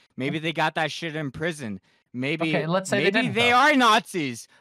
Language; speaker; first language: English; native; English